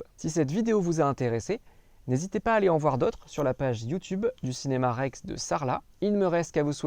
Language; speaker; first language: French; native; French